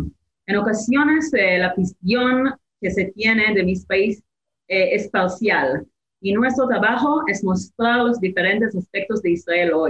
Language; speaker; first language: Spanish; non-native, fluent; Hebrew